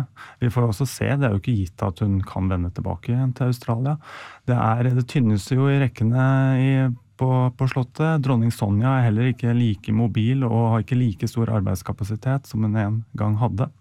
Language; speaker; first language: Norwegian; native; Norwegian